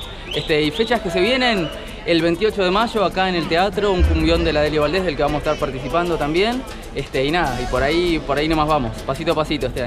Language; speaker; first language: Spanish; native; Spanish